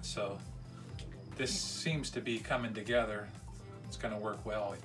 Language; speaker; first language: English; native; English